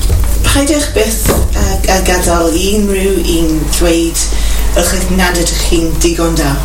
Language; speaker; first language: Welsh; non-native, local second language; English